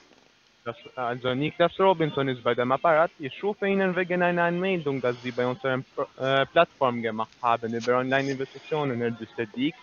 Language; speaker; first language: German; non-native, learner; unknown